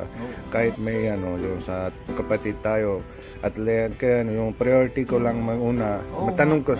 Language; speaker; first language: Filipino; non-native, learner; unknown